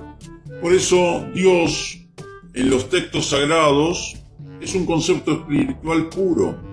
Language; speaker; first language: Spanish; native; Spanish